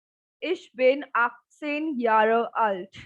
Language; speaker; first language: German; non-native, fluent; Hindi